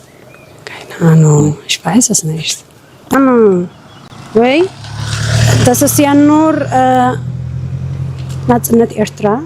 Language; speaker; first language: German; non-native, learner; Tigrinya